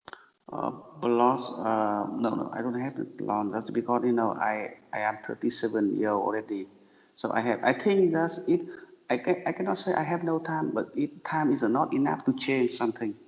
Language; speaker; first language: English; non-native, learner; Vietnamese